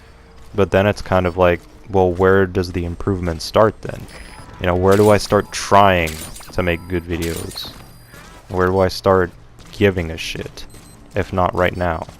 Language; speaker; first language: English; native; English